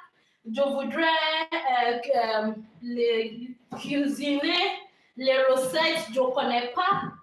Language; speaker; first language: French; non-native, learner; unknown